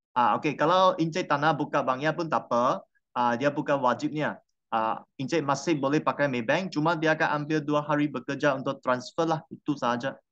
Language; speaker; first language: Malay; non-native, local second language; Chinese